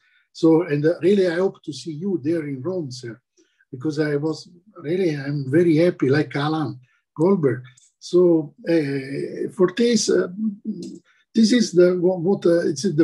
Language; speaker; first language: English; non-native, learner; Italian